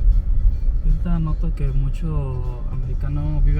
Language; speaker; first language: Spanish; native; Spanish